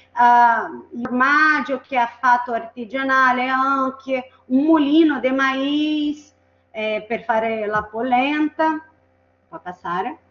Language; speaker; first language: Italian; non-native, fluent; Portuguese